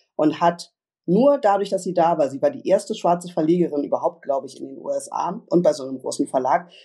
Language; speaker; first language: German; native; German